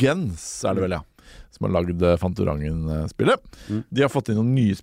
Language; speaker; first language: Norwegian; native; Norwegian